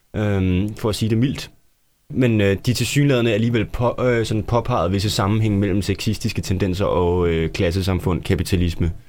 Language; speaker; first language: Danish; early bilingual, other home language; Icelandic